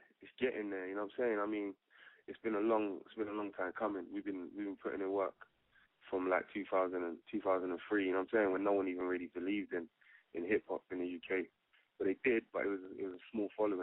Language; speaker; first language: English; native; English